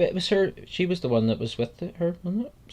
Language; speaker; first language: English; native; English